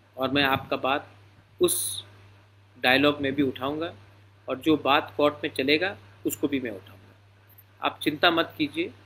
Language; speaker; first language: Hindi; non-native, local second language; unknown